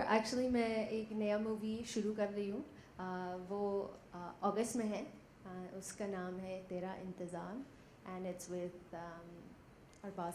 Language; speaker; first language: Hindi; non-native, learner; English